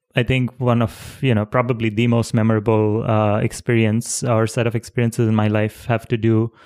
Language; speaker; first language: English; non-native, local second language; Bangla